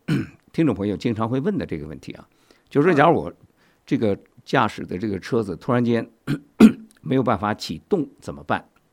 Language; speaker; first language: Chinese; native; Chinese